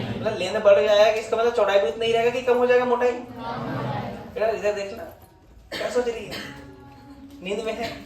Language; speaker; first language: Hindi; native; Hindi